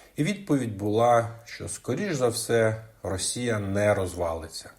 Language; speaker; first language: Ukrainian; non-native, local second language; Russian